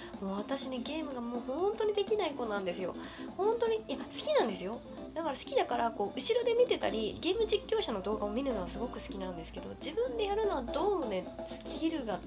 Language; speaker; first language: Japanese; native; Japanese